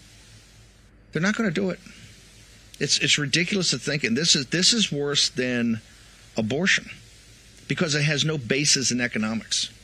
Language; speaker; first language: English; native; English